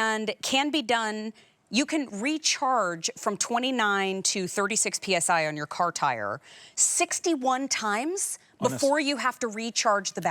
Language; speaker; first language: English; native; English